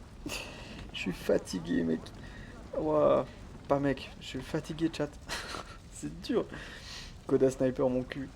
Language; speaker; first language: French; native; French